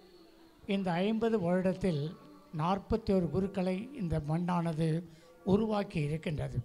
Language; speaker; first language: Tamil; native; Tamil